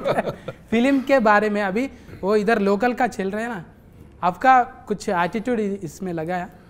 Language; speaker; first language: Hindi; non-native, local second language; Telugu